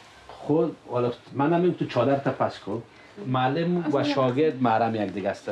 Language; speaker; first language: Persian; native; Persian